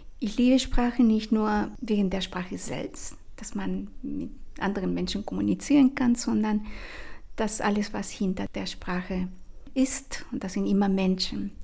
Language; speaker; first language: German; non-native, fluent; Spanish